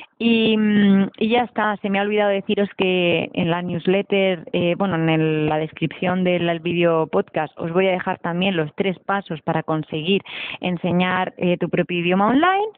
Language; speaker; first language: Spanish; native; Spanish